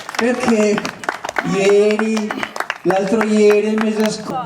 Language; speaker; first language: Italian; native; Italian